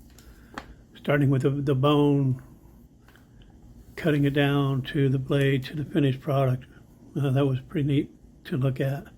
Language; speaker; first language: English; native; English